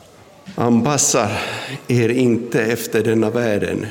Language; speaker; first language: Swedish; non-native, local second language; Finnish